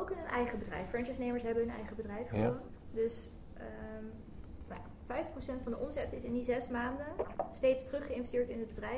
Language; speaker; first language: Dutch; native; Dutch